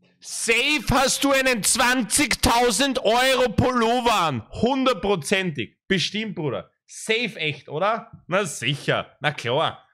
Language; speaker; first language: German; native; German